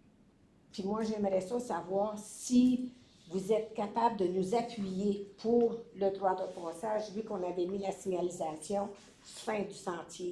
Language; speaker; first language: French; native; French